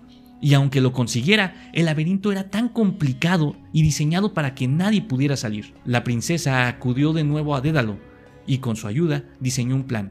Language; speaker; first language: Spanish; native; Spanish